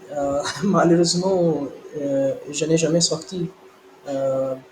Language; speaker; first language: French; non-native, learner; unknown